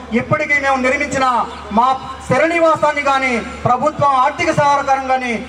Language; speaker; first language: Telugu; non-native, local second language; Lambadi